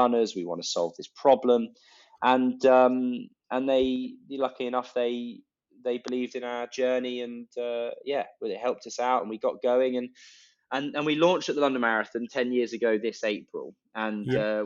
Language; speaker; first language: English; native; English